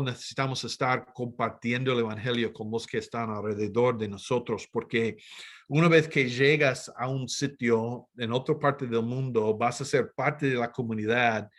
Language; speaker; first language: Spanish; non-native, fluent; English